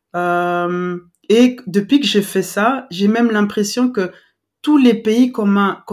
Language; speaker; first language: French; non-native, local second language; Lingala